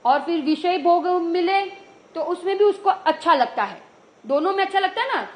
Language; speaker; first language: Hindi; non-native, local second language; Gujarati